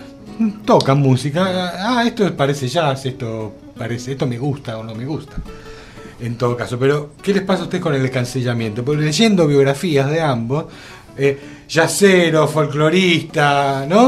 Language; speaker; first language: Spanish; native; Spanish